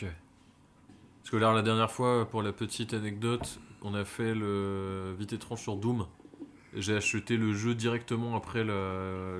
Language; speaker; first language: French; native; French